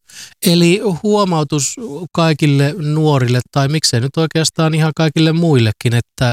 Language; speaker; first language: Finnish; native; Finnish